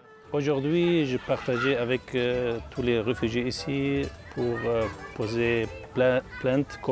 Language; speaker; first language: French; non-native, learner; Kurdish